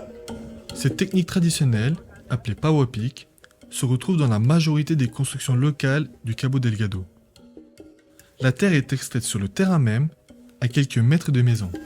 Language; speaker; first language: French; native; French